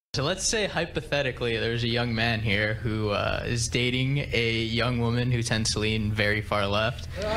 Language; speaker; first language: English; native; English